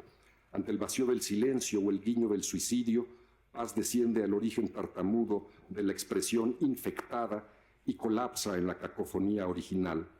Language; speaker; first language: Spanish; native; Spanish